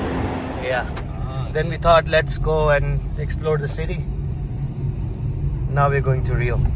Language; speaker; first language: English; non-native, learner; Hindi